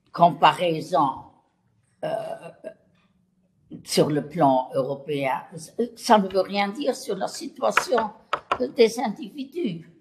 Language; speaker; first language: French; non-native, local second language; Luxembourgish